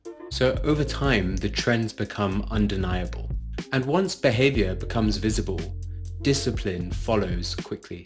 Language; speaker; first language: English; native; English